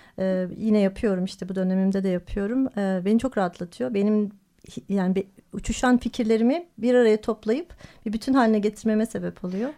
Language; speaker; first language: Turkish; native; Turkish